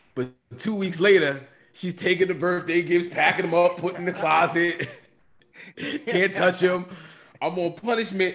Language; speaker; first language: English; native; English